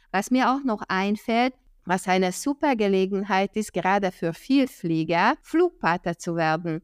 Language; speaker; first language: German; non-native, fluent; Hungarian